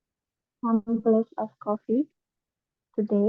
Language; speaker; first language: English; non-native, learner; Indonesian